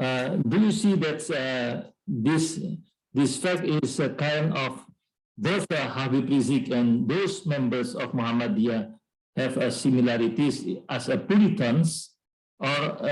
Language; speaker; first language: English; non-native, learner; Indonesian